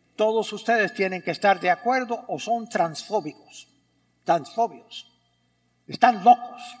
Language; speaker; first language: Spanish; early bilingual, heritage; Spanish